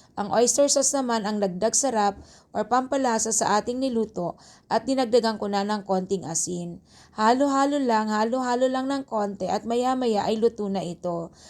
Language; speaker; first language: Filipino; native; Filipino